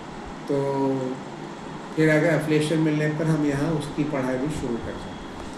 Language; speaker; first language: Hindi; native; Hindi